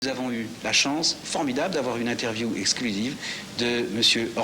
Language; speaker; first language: French; native; French